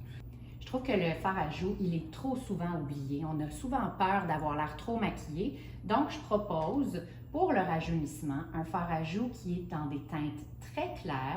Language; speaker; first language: French; native; French